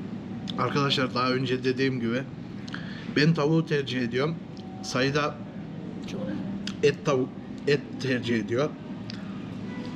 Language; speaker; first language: Turkish; early bilingual, heritage; Turkish